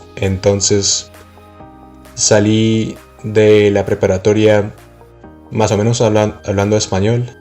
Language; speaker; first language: Spanish; non-native, fluent; English